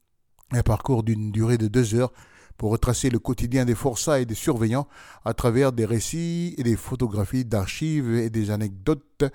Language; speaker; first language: French; native; French